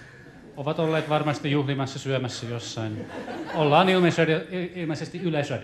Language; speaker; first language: Finnish; native; Finnish